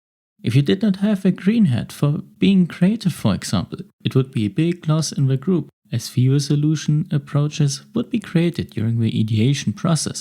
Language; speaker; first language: English; non-native, fluent; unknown